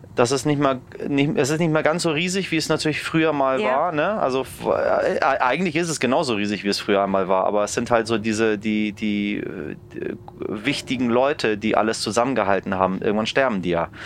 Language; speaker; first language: German; early bilingual, other home language; Persian